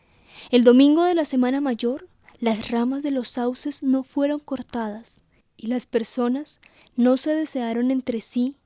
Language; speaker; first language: Spanish; native; Spanish